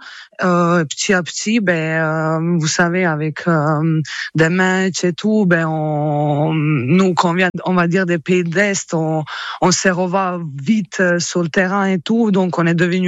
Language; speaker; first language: French; non-native, fluent; Croatian